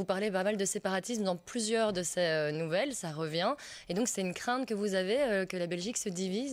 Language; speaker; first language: French; native; French